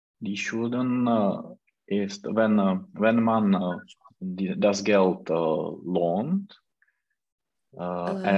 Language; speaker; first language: German; non-native, learner; Czech